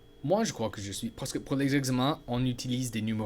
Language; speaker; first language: French; non-native, learner; English